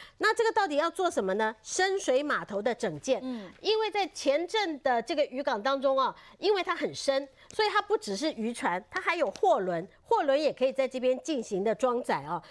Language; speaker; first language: Chinese; native; Chinese